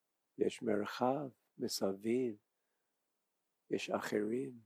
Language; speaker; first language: Hebrew; non-native, fluent; English